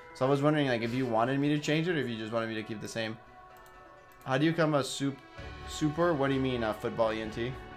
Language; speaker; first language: English; early bilingual, other home language; Spanish